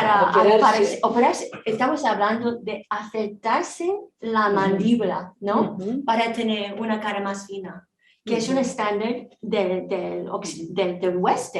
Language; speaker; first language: Spanish; non-native, fluent; Korean